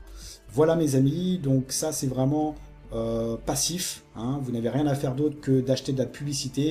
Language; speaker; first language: French; native; French